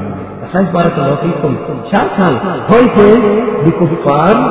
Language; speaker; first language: German; non-native, fluent; Arabic